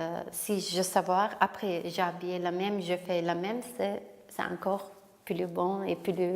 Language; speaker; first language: French; non-native, learner; Kurdish